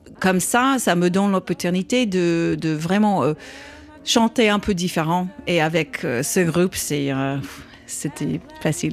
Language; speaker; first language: French; non-native, learner; English